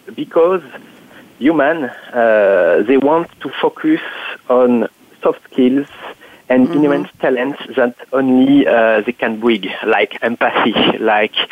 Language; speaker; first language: English; non-native, fluent; French